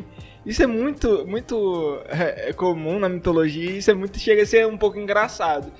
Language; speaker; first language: Portuguese; native; Portuguese